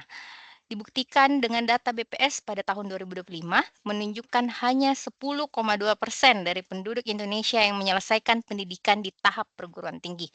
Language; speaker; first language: Indonesian; native; Indonesian